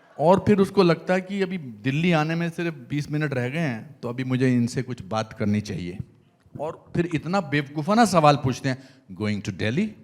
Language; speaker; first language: Hindi; native; Hindi